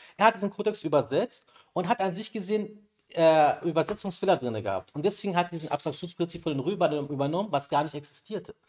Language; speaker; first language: German; early bilingual, other home language; Persian